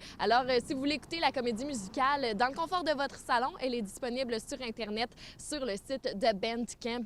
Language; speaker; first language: French; native; French